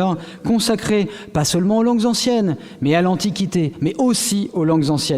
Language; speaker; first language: French; native; French